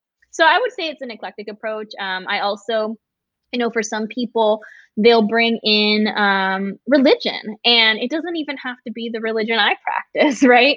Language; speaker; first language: English; early bilingual, other home language; Spanish